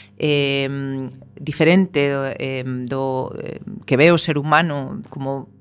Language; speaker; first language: Galician; non-native, local second language; Spanish